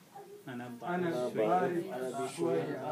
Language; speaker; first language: Arabic; non-native, learner; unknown